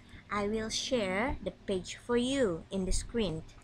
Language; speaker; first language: English; non-native, fluent; Indonesian